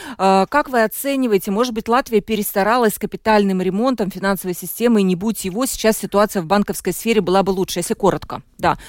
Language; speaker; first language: Russian; native; Russian